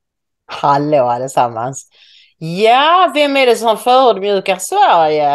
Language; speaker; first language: Swedish; native; Swedish